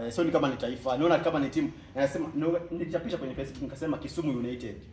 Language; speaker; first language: Swahili; native; Swahili